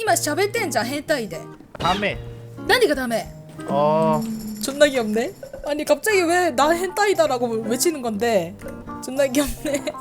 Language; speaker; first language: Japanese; non-native, learner; Korean